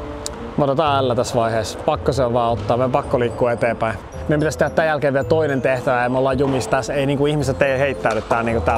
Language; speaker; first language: Finnish; native; Finnish